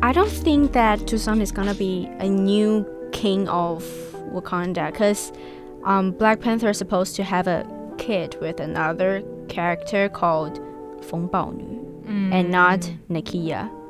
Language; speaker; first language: English; non-native, fluent; Chinese